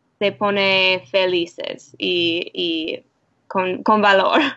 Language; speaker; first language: Spanish; non-native, learner; English